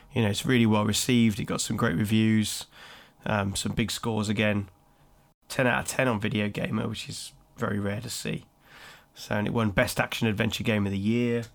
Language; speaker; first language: English; native; English